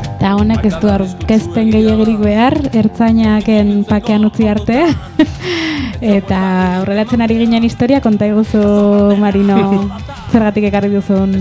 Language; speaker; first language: Basque; native; Basque